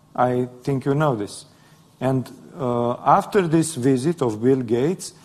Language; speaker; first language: English; non-native, fluent; Romanian